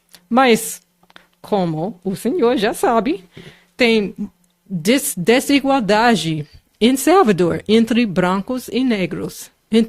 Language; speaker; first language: Portuguese; non-native, fluent; English